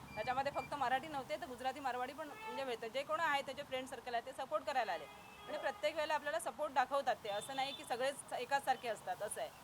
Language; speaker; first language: Marathi; native; Marathi